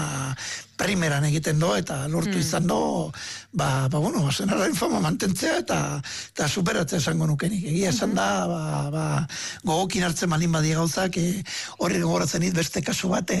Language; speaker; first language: Basque; native; Basque